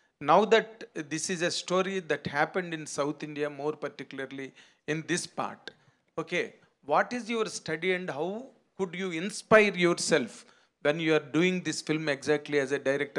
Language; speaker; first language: English; non-native, local second language; Telugu